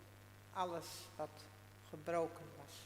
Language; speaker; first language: Dutch; non-native, local second language; Western Frisian